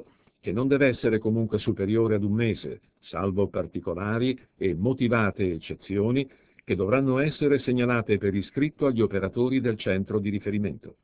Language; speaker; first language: Italian; native; Italian